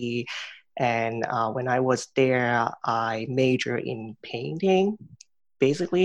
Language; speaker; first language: English; non-native, local second language; Cantonese